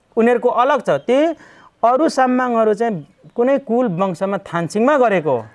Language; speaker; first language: Nepali; non-native, local second language; Limbu